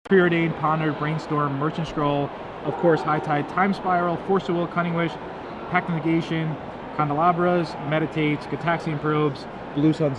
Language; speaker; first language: English; native; English